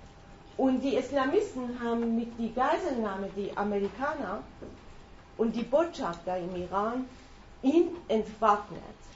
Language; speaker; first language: German; non-native, fluent; Persian